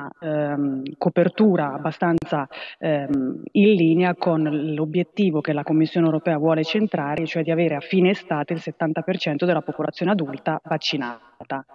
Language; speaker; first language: Italian; native; Italian